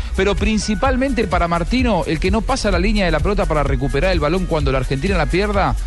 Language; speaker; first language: Spanish; native; Spanish